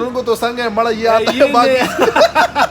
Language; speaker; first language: Hindi; non-native, local second language; Pashto